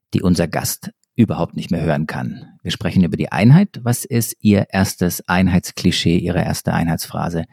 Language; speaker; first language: German; native; German